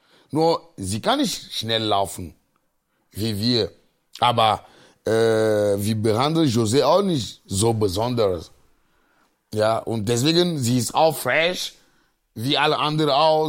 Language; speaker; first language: German; non-native, fluent; Ewe